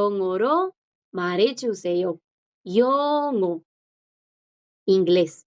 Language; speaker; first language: Korean; non-native, fluent; Spanish